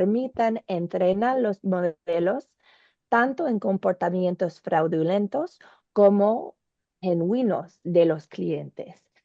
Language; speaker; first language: Spanish; non-native, learner; English